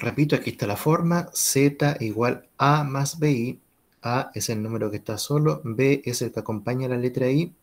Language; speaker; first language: Spanish; native; Spanish